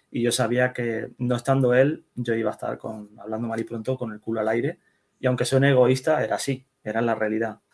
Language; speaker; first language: Spanish; early bilingual, other home language; Dutch